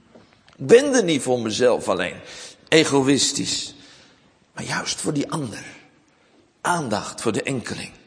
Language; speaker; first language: Dutch; native; Dutch